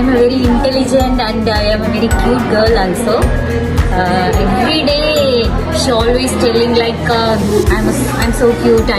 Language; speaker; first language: English; non-native, learner; Kannada